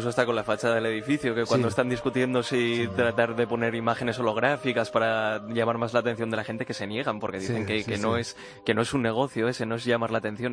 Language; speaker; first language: Spanish; native; Spanish